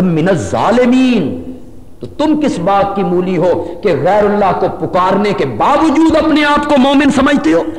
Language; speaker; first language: Urdu; non-native, local second language; Punjabi